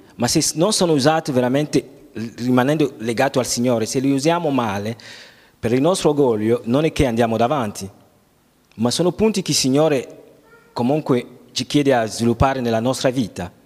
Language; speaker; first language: Italian; non-native, fluent; French